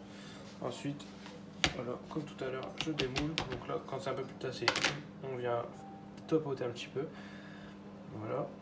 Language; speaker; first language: French; native; French